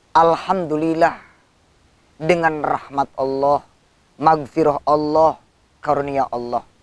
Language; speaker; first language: Indonesian; non-native, local second language; Sundanese